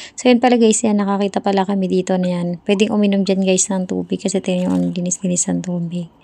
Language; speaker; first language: Filipino; native; Filipino